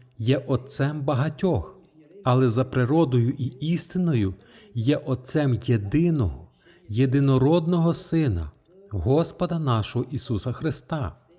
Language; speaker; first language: Ukrainian; non-native, fluent; French